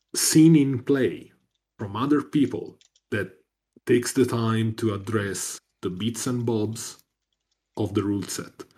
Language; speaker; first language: English; non-native, fluent; Italian